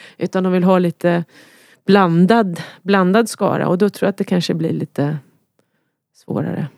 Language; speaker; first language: Swedish; native; Swedish